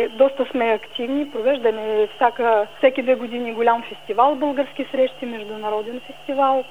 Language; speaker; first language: Bulgarian; early bilingual, heritage; Bulgarian